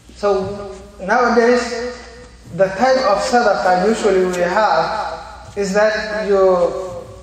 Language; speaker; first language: English; non-native, fluent; Somali